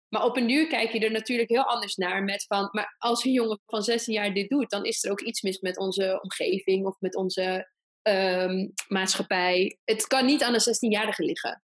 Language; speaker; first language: Dutch; early bilingual, other home language; Persian